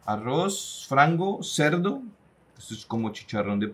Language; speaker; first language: Portuguese; non-native, learner; Spanish